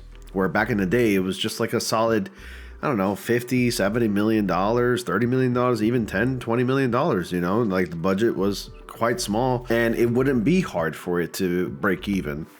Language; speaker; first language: English; native; English